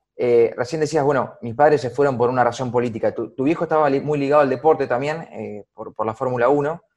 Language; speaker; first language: Spanish; native; Spanish